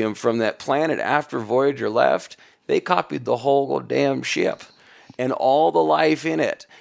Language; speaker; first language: English; native; English